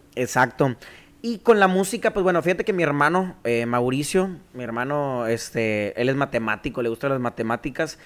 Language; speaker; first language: Spanish; native; Spanish